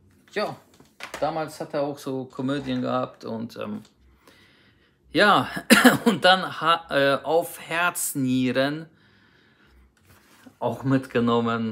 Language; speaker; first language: German; native; German